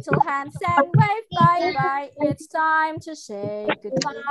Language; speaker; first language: English; non-native, local second language; Indonesian